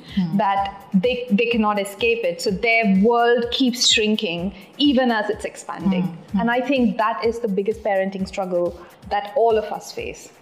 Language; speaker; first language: English; non-native, local second language; Tamil